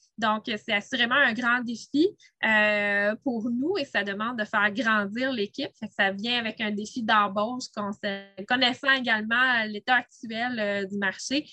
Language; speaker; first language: French; native; French